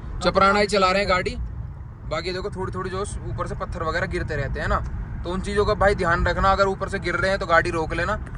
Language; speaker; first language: Hindi; native; Hindi